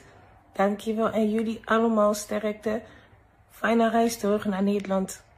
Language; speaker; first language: Dutch; early bilingual, other home language; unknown